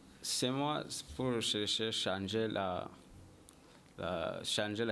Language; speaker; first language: French; non-native, learner; Kinyarwanda